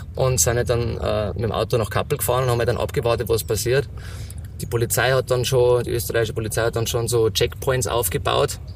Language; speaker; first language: German; native; German